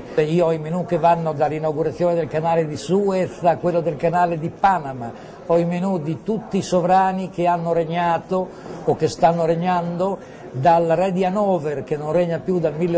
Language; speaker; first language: Italian; native; Italian